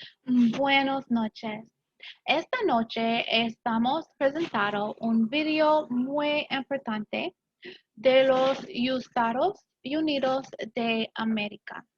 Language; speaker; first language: Spanish; non-native, learner; English